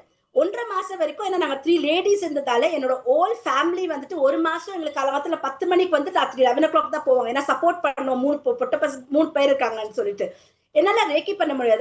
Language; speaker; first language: Tamil; native; Tamil